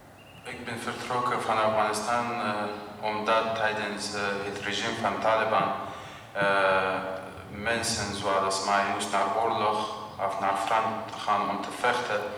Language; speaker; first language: Dutch; non-native, learner; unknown